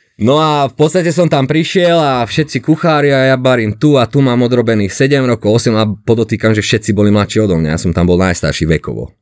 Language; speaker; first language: Slovak; non-native, local second language; Hungarian